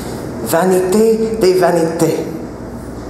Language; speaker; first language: French; non-native, local second language; English